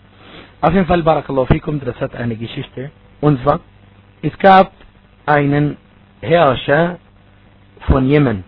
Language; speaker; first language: German; non-native, fluent; Arabic